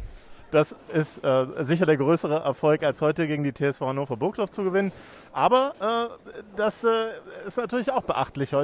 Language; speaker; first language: German; native; German